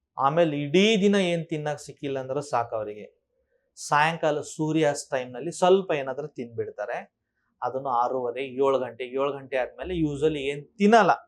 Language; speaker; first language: Kannada; native; Kannada